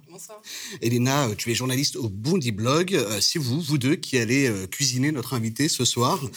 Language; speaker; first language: French; native; French